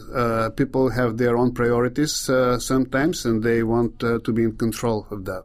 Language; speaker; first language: English; non-native, fluent; Bulgarian